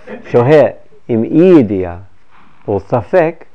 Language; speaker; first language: Hebrew; non-native, fluent; English